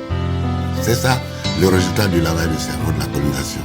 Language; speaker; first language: French; non-native, local second language; Malagasy